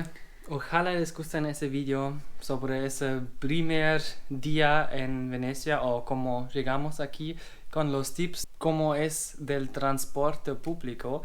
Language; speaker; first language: Spanish; non-native, learner; German